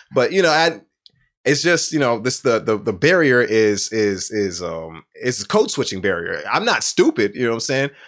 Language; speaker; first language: English; native; English